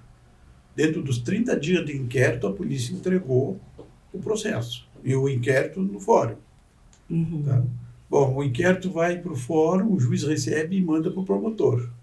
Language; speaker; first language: Portuguese; native; Portuguese